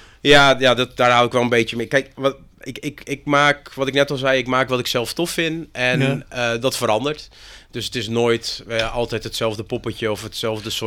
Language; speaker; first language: Dutch; native; Dutch